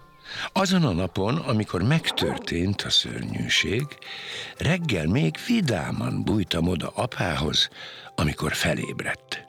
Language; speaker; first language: Hungarian; native; Hungarian